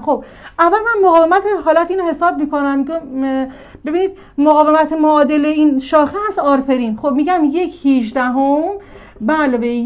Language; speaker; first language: Persian; native; Persian